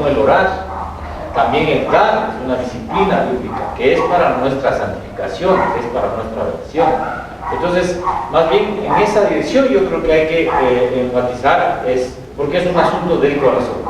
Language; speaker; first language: Spanish; native; Spanish